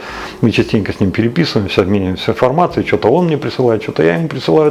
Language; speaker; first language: Russian; native; Russian